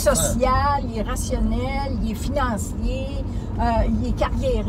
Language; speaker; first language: French; native; French